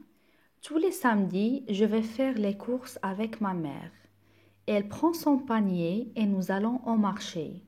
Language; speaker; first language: French; non-native, local second language; Arabic